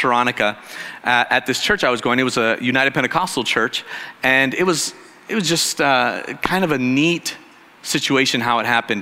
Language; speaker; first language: English; native; English